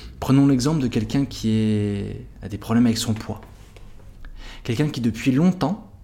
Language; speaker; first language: French; native; French